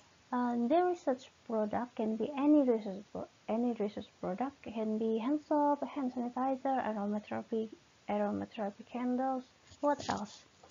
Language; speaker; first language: English; non-native, fluent; Indonesian